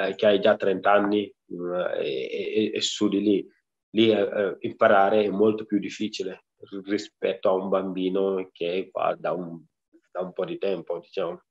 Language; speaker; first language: Italian; non-native, fluent; Wolof